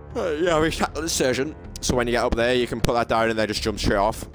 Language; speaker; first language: English; native; English